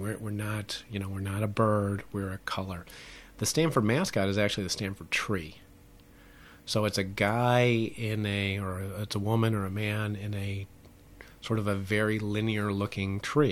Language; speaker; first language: English; native; English